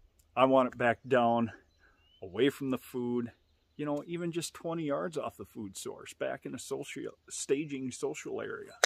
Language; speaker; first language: English; native; English